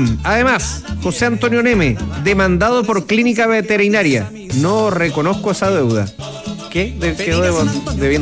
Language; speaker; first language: Spanish; native; Spanish